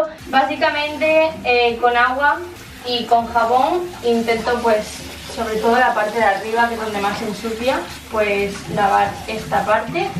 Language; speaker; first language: Spanish; native; Spanish